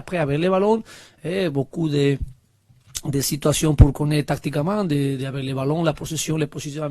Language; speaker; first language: French; non-native, learner; Spanish